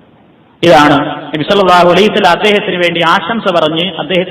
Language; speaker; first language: Malayalam; native; Malayalam